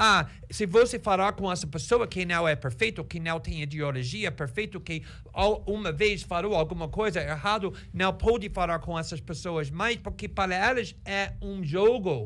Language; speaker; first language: Portuguese; non-native, fluent; English